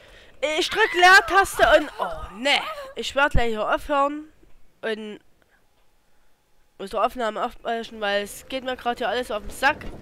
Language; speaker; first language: German; native; German